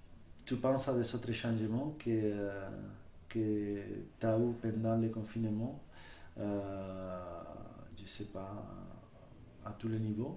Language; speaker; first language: French; non-native, fluent; Spanish